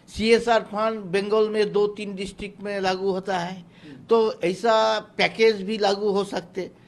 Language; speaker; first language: Hindi; non-native, local second language; Bangla